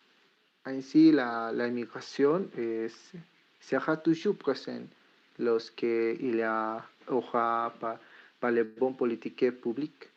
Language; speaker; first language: French; non-native, learner; Spanish